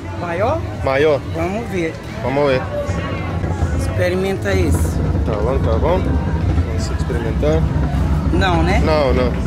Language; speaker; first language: Portuguese; non-native, learner; English